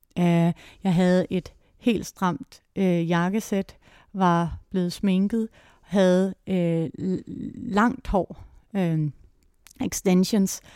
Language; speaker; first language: Danish; native; Danish